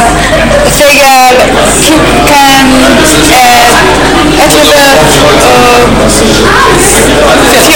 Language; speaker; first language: Icelandic; non-native, learner; English